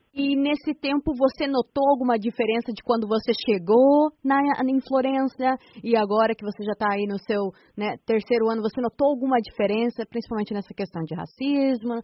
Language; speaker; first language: Portuguese; native; Portuguese